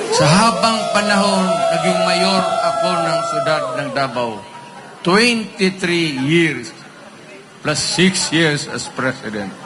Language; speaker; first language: Filipino; non-native, local second language; Cebuano